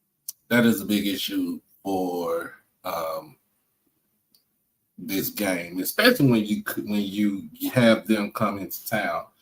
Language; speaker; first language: English; native; English